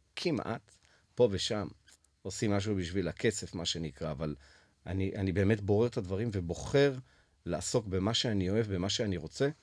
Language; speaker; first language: Hebrew; native; Hebrew